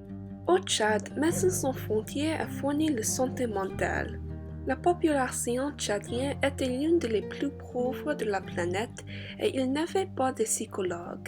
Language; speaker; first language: French; non-native, learner; English